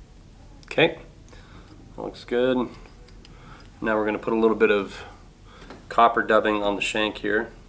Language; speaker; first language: English; native; English